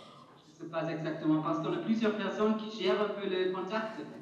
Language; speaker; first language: French; non-native, fluent; German